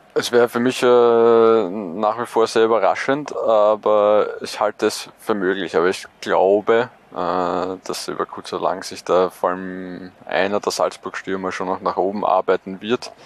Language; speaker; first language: German; native; German